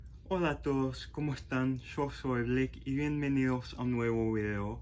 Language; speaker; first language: Spanish; non-native, fluent; English